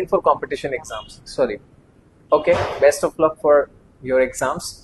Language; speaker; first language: English; non-native, local second language; Hindi